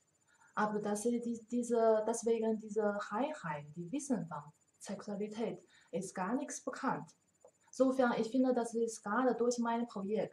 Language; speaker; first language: German; non-native, learner; Chinese